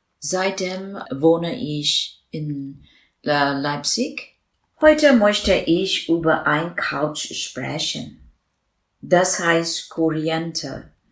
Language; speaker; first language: German; non-native, learner; Burmese